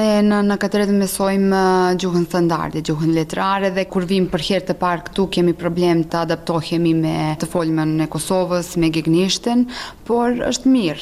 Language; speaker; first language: Albanian; non-native, fluent; Serbian